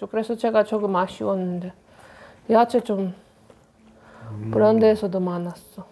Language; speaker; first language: Korean; non-native, learner; Polish